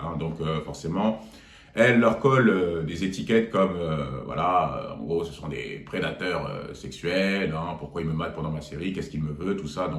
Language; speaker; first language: French; native; French